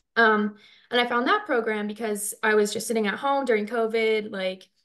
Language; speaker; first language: English; native; English